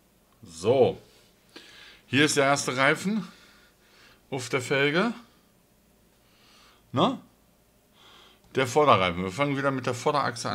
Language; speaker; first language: German; native; German